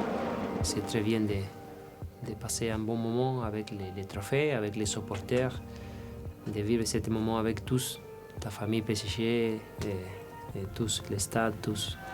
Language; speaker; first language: French; non-native, learner; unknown